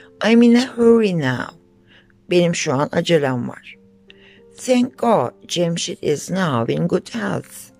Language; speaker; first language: English; non-native, fluent; Turkish